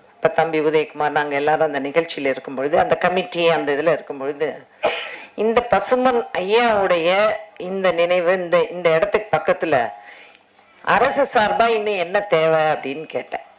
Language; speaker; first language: Tamil; native; Tamil